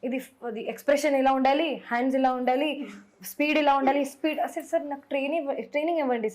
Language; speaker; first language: Telugu; non-native, local second language; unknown